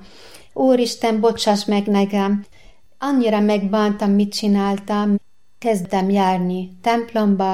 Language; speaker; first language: Hungarian; non-native, fluent; Arabic